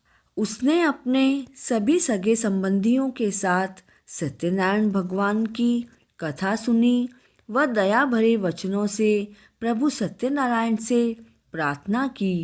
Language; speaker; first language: Hindi; native; Hindi